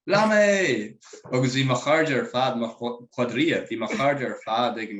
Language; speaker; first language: Irish; non-native, local second language; English